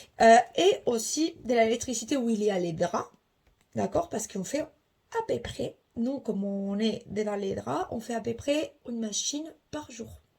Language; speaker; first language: French; non-native, fluent; Spanish